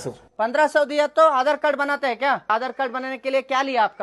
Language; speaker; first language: Hindi; non-native, local second language; Kannada